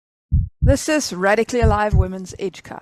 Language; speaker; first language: English; native; English